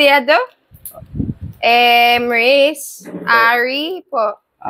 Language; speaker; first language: Filipino; non-native, learner; English